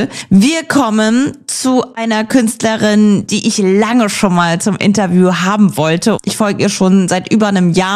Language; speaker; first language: German; native; German